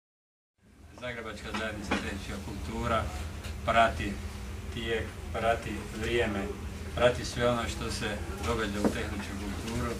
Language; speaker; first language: Croatian; native; Croatian